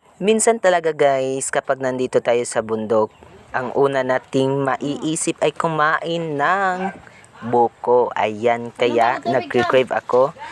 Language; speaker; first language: Filipino; non-native, local second language; Cebuano